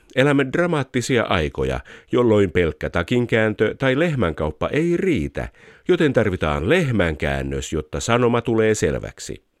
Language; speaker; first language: Finnish; native; Finnish